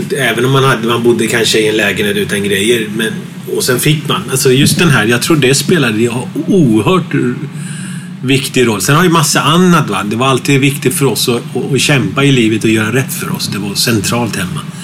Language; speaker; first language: Swedish; early bilingual, other home language; Arabic